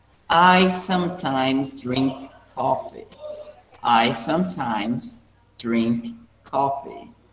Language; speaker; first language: English; non-native, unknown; Portuguese